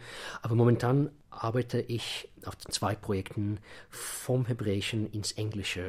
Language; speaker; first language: German; non-native, fluent; Russian